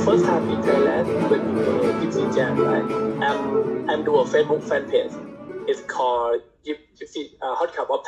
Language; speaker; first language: English; non-native, learner; Thai